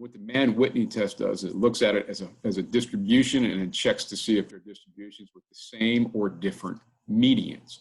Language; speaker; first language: English; native; English